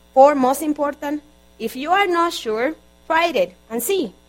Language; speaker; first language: English; non-native, fluent; Spanish